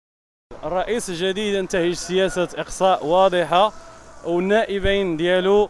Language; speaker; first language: Arabic; native; Arabic